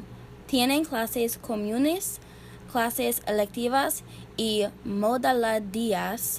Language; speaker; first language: Spanish; non-native, learner; English